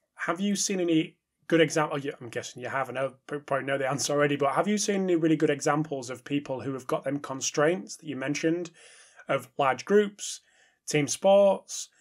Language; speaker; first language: English; native; English